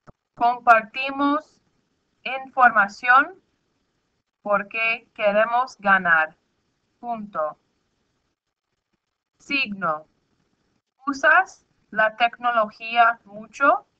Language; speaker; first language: Spanish; non-native, fluent; English